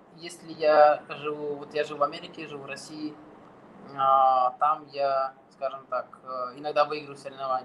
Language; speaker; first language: Russian; non-native, fluent; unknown